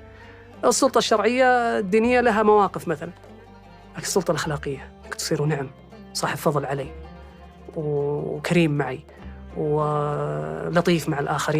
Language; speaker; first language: Arabic; native; Arabic